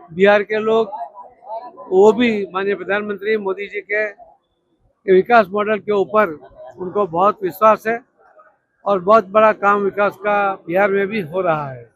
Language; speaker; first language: Hindi; non-native, local second language; Gujarati